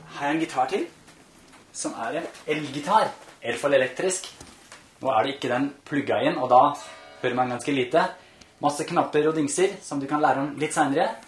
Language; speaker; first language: Norwegian; non-native, fluent; German